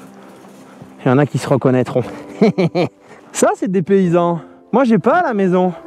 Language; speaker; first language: French; native; French